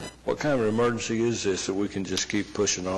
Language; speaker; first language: English; native; English